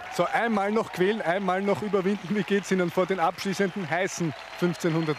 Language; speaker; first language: German; native; German